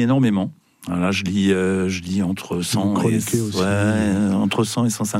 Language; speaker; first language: French; native; French